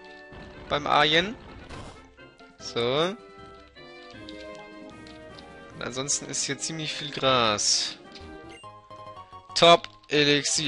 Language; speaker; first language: German; native; German